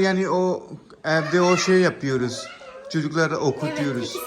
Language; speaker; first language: Turkish; non-native, learner; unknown